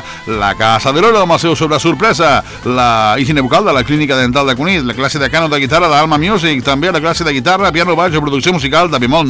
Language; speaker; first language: Catalan; native; Catalan